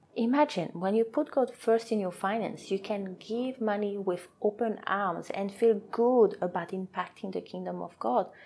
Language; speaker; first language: English; non-native, fluent; French